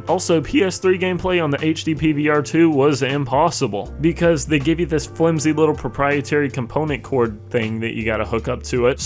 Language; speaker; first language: English; native; English